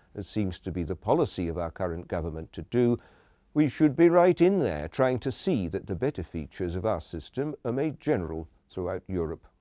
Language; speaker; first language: English; native; English